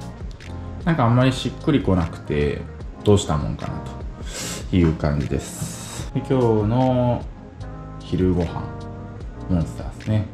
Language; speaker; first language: Japanese; native; Japanese